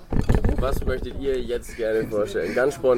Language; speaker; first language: German; native; German